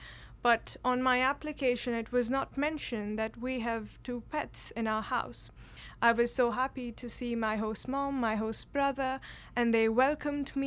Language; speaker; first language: English; non-native, local second language; Kashmiri